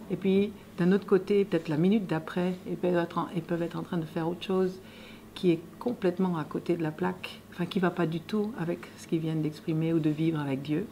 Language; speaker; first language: French; native; French